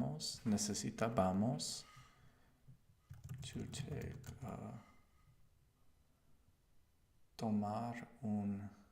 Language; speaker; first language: Spanish; non-native, learner; English